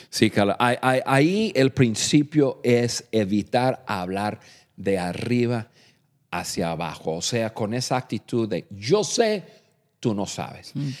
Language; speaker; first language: Spanish; non-native, fluent; English